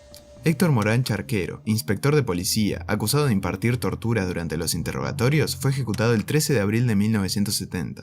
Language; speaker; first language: Spanish; native; Spanish